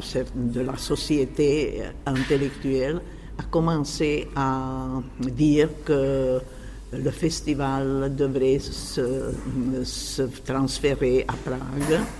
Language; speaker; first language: French; non-native, fluent; Czech